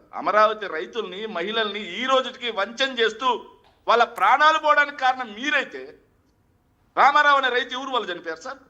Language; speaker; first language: Telugu; native; Telugu